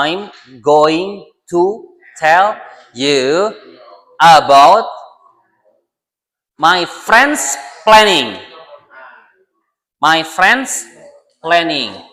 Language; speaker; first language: English; non-native, learner; Indonesian